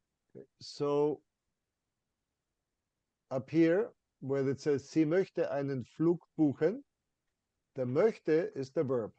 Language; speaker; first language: German; non-native, fluent; English